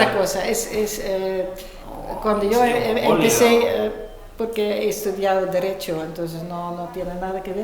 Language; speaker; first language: Spanish; non-native, fluent; Dutch